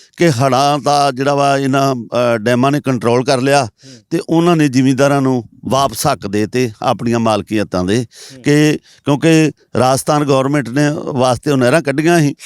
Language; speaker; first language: Punjabi; native; Punjabi